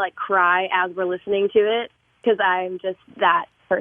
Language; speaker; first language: English; native; English